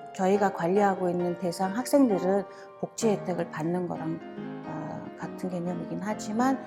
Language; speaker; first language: Korean; non-native, fluent; Mongolian